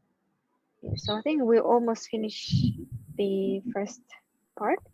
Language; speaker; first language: English; non-native, fluent; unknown